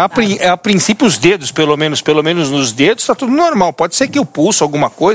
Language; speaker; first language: Portuguese; native; Portuguese